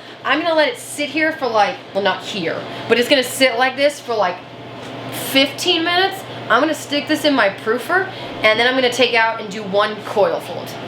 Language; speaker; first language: English; native; English